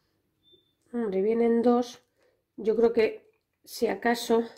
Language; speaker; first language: Spanish; native; Spanish